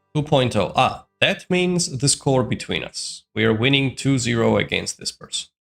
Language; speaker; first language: English; non-native, fluent; Georgian